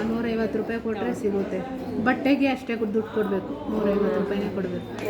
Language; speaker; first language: Kannada; non-native, local second language; Urdu